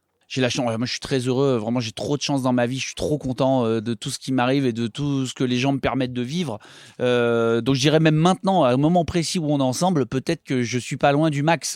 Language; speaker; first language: French; native; French